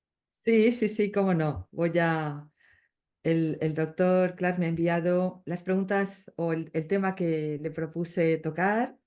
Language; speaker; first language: Spanish; native; Spanish